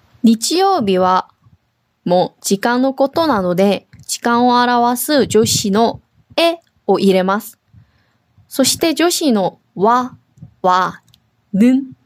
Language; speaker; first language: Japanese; non-native, fluent; Korean